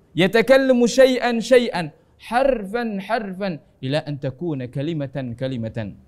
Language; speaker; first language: Arabic; non-native, fluent; Indonesian